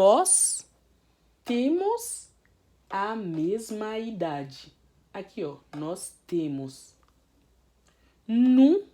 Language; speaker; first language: Portuguese; non-native, fluent; Haitian Creole